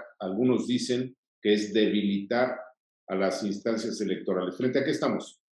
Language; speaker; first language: Spanish; native; Spanish